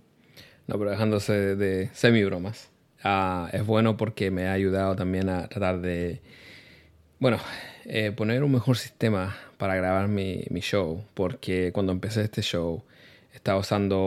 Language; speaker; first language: Spanish; early bilingual, heritage; Spanish